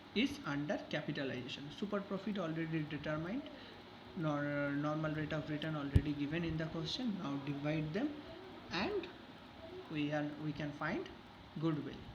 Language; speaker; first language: English; non-native, local second language; Bangla